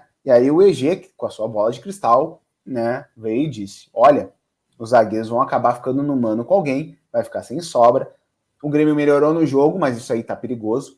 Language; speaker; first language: Portuguese; native; Portuguese